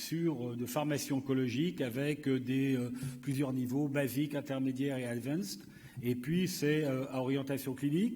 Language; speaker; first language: French; native; French